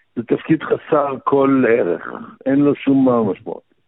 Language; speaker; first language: Hebrew; early bilingual, other home language; Arabic